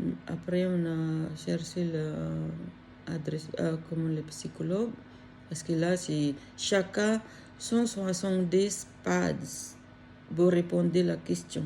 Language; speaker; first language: French; non-native, learner; Filipino